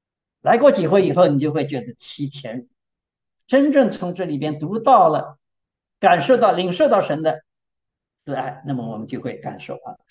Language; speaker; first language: Chinese; native; Chinese